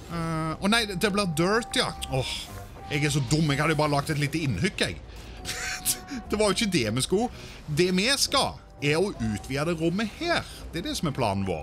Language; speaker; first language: Norwegian; native; Norwegian